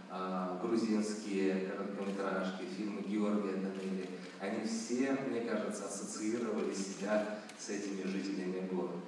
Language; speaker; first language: Russian; native; Russian